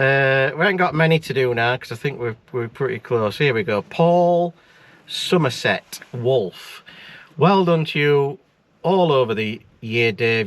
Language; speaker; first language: English; native; English